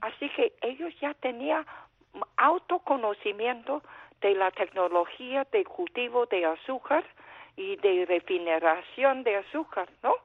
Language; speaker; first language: Spanish; non-native, fluent; Chinese